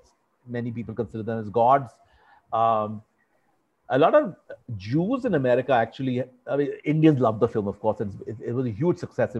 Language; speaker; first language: English; non-native, local second language; Hindi